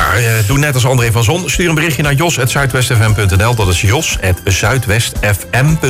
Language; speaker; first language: Dutch; native; Dutch